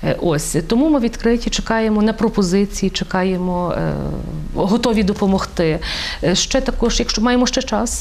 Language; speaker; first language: Ukrainian; native; Ukrainian